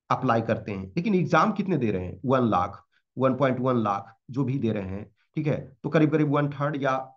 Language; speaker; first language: Hindi; native; Hindi